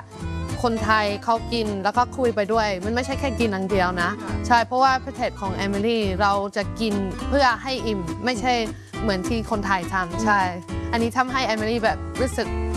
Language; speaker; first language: Thai; non-native, fluent; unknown